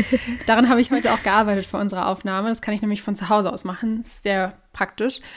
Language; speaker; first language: German; native; German